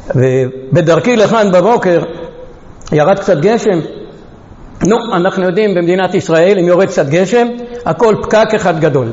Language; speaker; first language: Hebrew; non-native, fluent; Hungarian